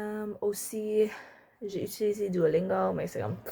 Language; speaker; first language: French; non-native, learner; English